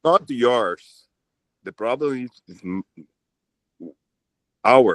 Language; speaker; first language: English; non-native, learner; Portuguese